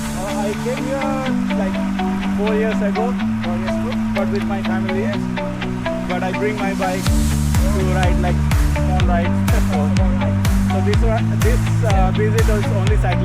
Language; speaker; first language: English; non-native, learner; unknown